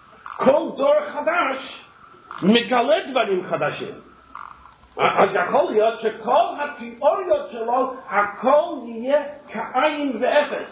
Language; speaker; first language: Hebrew; non-native, fluent; English